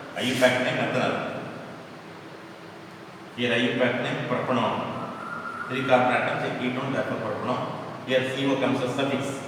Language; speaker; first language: English; non-native, local second language; Tamil